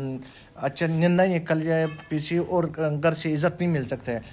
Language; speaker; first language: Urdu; non-native, local second language; Pashto